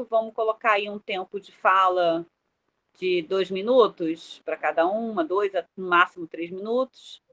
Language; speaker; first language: Portuguese; native; Portuguese